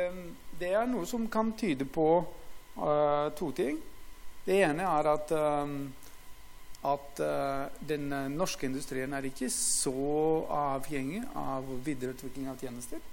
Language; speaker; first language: Norwegian; non-native, fluent; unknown